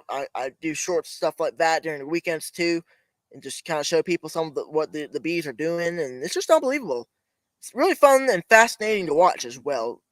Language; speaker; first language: English; native; English